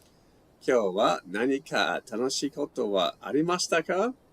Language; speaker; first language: Japanese; non-native, learner; English